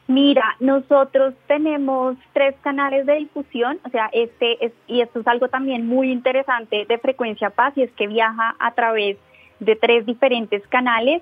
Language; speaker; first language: Spanish; native; Spanish